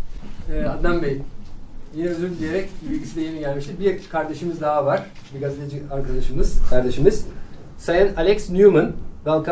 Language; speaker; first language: Turkish; native; Turkish